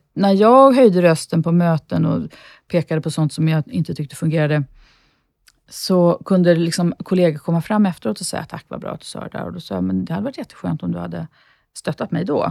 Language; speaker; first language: Swedish; native; Swedish